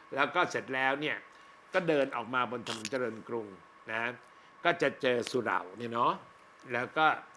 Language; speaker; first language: Thai; native; Thai